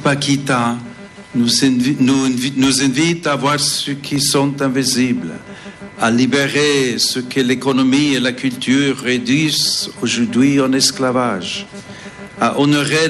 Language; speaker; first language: French; non-native, fluent; English